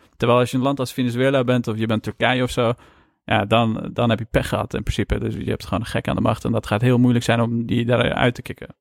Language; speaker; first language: Dutch; early bilingual, other home language; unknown